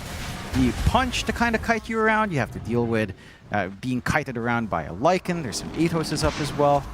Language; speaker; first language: English; native; English